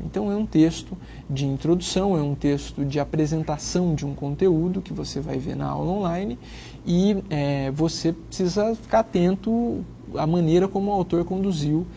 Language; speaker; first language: Portuguese; native; Portuguese